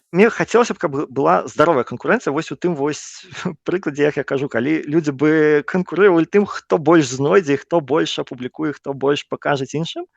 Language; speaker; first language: Belarusian; non-native, local second language; Russian